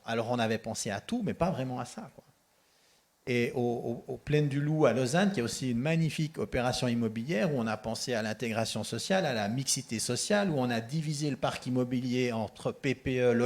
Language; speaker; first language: French; native; French